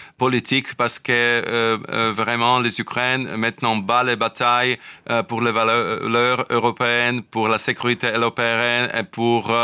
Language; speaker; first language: French; non-native, fluent; Slovak